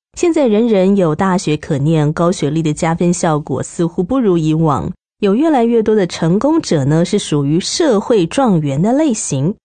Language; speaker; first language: Chinese; native; Chinese